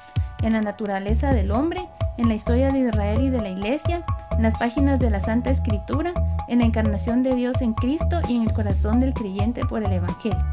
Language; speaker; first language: Spanish; native; Spanish